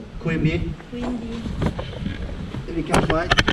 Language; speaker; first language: English; non-native, learner; Turkish